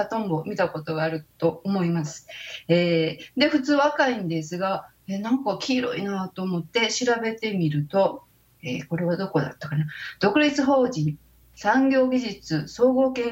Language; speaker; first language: Japanese; native; Japanese